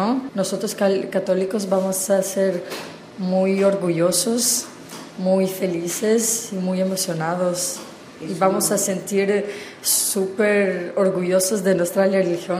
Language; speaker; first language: Spanish; non-native, fluent; Albanian